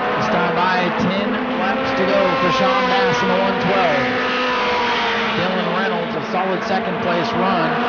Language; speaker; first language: English; native; English